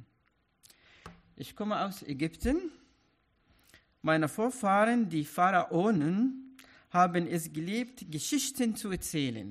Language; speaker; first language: German; non-native, fluent; Arabic